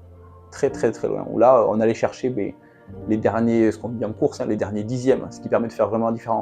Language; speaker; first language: French; native; French